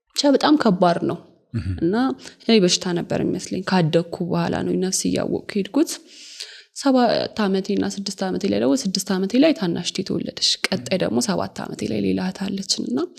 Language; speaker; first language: Amharic; native; Amharic